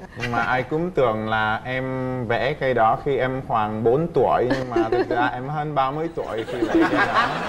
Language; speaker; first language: Vietnamese; non-native, fluent; Czech